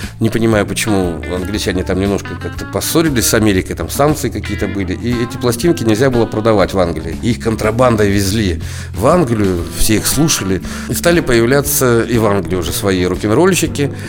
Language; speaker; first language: Russian; native; Russian